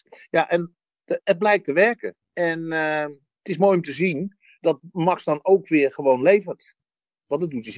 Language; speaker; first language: Dutch; native; Dutch